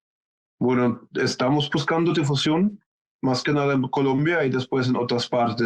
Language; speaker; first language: Spanish; non-native, fluent; German